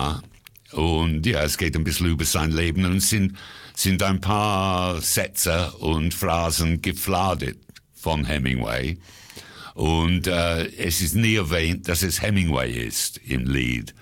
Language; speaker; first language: German; non-native, fluent; English